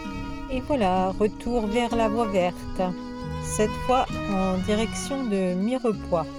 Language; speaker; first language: French; native; French